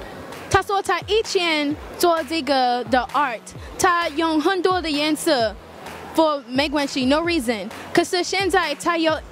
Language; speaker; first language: Chinese; non-native, learner; English